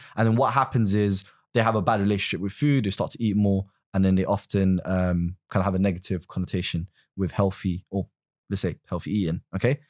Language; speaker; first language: English; native; English